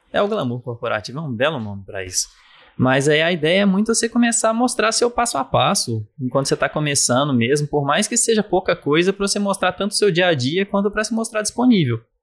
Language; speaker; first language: Portuguese; native; Portuguese